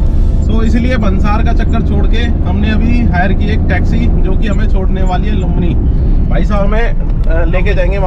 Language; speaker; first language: Hindi; native; Hindi